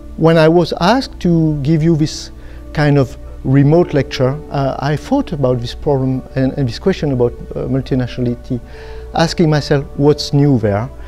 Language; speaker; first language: English; non-native, fluent; French